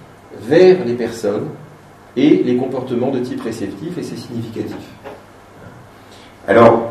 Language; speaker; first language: French; native; French